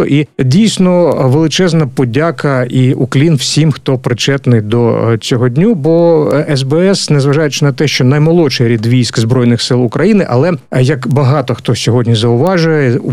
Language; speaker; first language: Ukrainian; native; Ukrainian